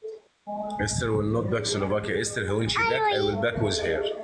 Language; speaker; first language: English; non-native, learner; Arabic